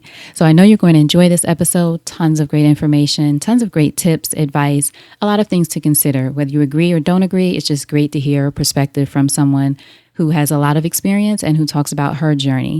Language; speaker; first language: English; native; English